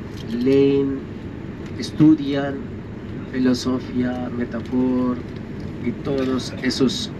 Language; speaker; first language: Spanish; non-native, fluent; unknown